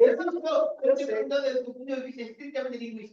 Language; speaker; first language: Portuguese; native; Portuguese